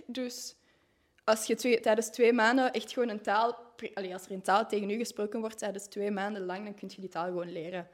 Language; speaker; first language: Dutch; non-native, local second language; French